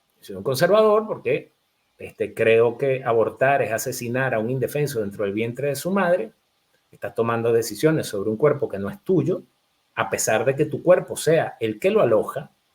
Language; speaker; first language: Spanish; native; Spanish